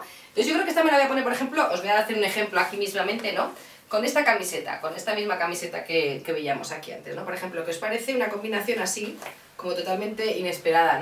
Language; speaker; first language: Spanish; native; Spanish